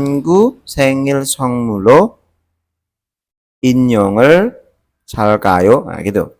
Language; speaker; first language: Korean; non-native, learner; Indonesian